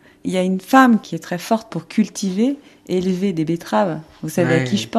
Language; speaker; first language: French; native; French